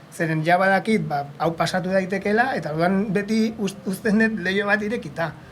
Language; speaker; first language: Basque; non-native, local second language; Spanish